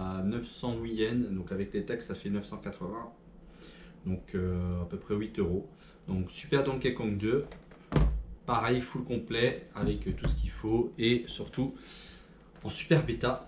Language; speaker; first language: French; native; French